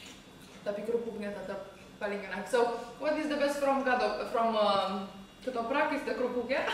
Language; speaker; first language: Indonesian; non-native, fluent; Romanian